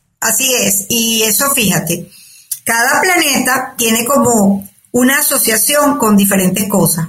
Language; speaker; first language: Spanish; native; Spanish